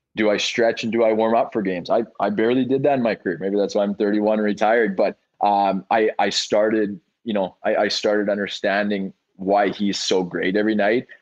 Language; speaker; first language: English; native; English